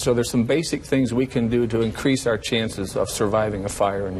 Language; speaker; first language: English; native; English